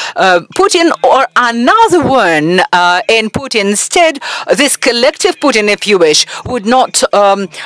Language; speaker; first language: English; non-native, fluent; Persian